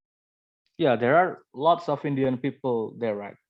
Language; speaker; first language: English; non-native, learner; Indonesian